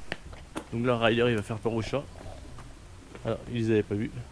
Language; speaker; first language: French; native; French